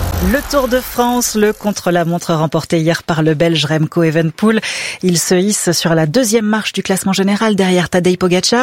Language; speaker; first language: French; native; French